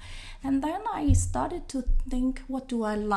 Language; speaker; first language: English; non-native, local second language; Cantonese